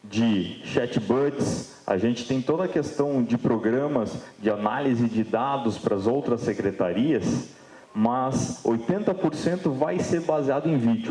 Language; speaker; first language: Portuguese; native; Portuguese